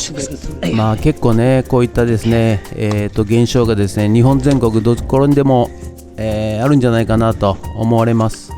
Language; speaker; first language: Japanese; native; Japanese